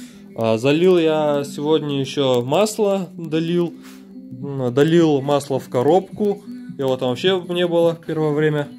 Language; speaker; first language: Russian; native; Russian